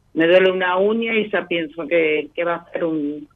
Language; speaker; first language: Spanish; native; Spanish